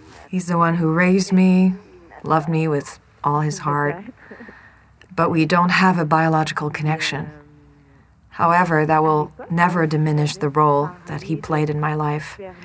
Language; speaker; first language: English; non-native, fluent; French